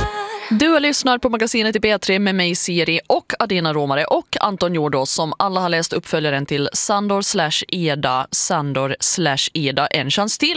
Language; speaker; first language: Swedish; native; Swedish